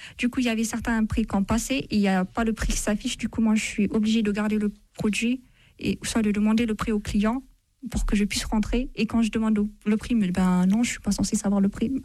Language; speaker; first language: French; non-native, fluent; Amharic